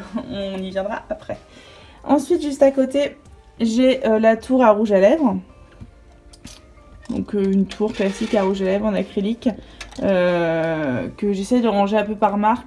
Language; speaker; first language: French; native; French